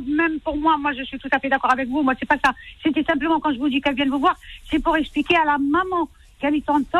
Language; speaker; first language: French; non-native, local second language; Arabic